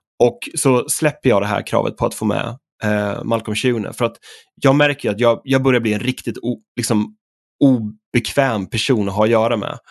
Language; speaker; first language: Swedish; native; Swedish